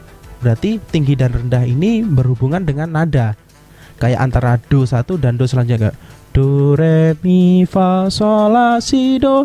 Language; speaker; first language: Indonesian; native; Indonesian